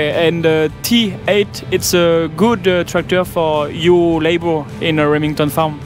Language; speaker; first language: English; non-native, learner; French